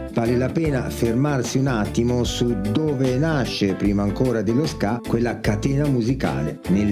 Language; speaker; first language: Italian; native; Italian